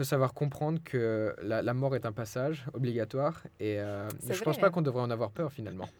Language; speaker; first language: French; non-native, fluent; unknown